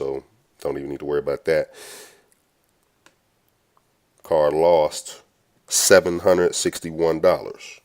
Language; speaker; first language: English; native; English